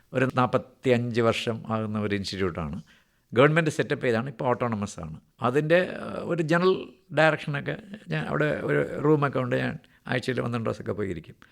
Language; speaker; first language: Malayalam; native; Malayalam